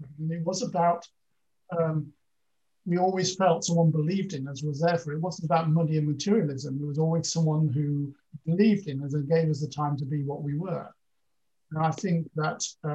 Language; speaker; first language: English; native; English